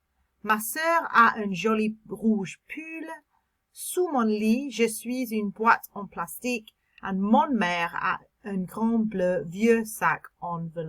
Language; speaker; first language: French; non-native, fluent; English